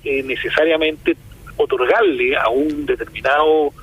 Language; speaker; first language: Spanish; native; Spanish